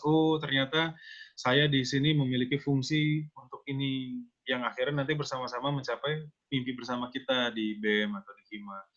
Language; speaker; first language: Indonesian; native; Indonesian